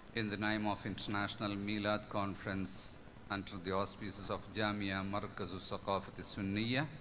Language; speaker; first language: English; non-native, local second language; Malayalam